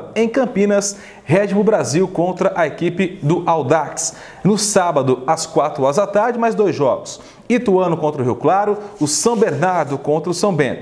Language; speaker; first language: Portuguese; native; Portuguese